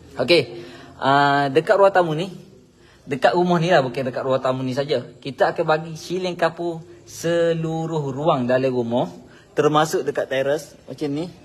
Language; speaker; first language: Malay; native; Malay